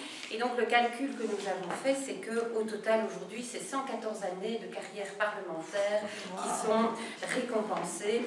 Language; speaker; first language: French; native; French